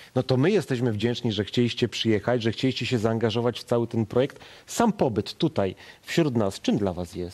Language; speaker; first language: Polish; native; Polish